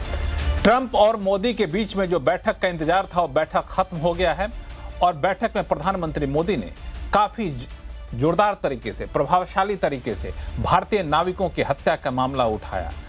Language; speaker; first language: Hindi; native; Hindi